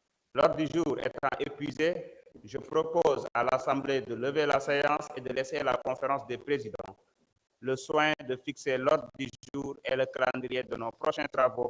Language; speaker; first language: French; non-native, local second language; Wolof